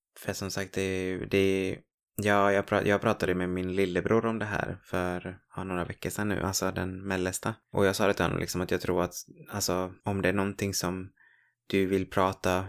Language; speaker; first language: Swedish; early bilingual, other home language; Spanish